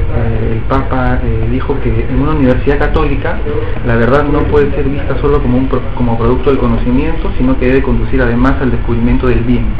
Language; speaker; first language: Spanish; native; Spanish